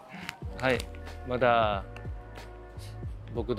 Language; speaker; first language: Japanese; non-native, fluent; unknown